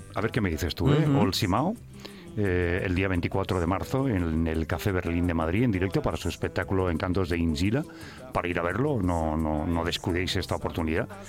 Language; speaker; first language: Spanish; native; Spanish